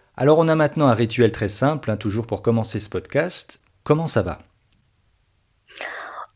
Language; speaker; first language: French; native; French